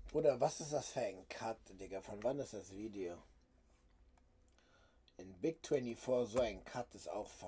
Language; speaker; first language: German; early bilingual, other home language; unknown